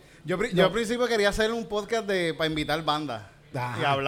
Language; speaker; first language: Spanish; native; Spanish